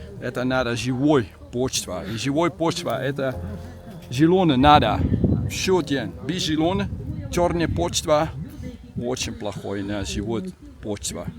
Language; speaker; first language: Russian; non-native, learner; Dutch